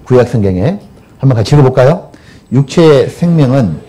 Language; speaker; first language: Korean; native; Korean